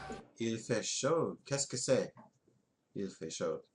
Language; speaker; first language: French; non-native, fluent; English